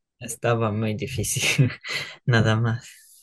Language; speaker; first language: Spanish; non-native, learner; Japanese